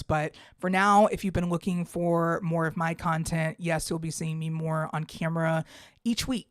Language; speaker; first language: English; native; English